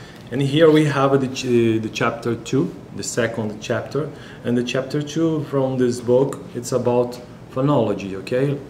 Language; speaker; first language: English; non-native, learner; Portuguese